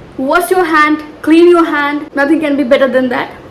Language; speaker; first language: English; non-native, local second language; Bangla